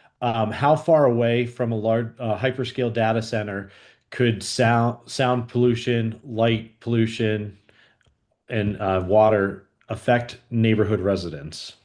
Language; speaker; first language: English; native; English